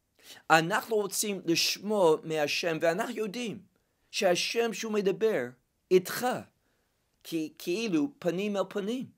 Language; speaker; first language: Hebrew; non-native, fluent; English